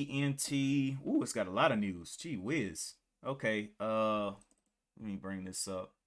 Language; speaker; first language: English; native; English